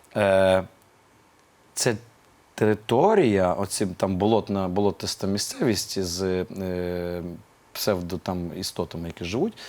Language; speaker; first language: Ukrainian; native; Ukrainian